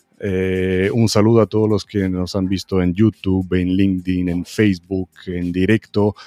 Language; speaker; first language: Spanish; non-native, fluent; Hebrew